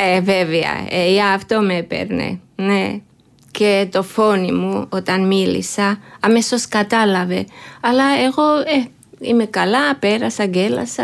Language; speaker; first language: Greek; non-native, learner; Georgian